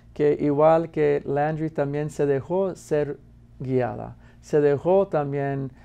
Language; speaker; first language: Spanish; non-native, fluent; English